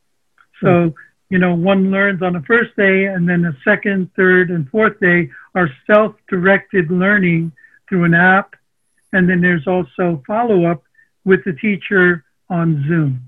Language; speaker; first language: English; early bilingual, other home language; Armenian